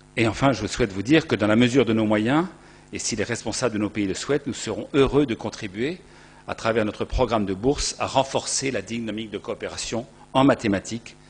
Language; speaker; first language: French; native; French